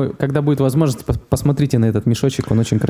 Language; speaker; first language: Russian; native; Russian